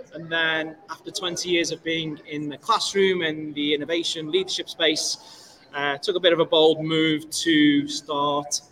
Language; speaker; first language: English; native; English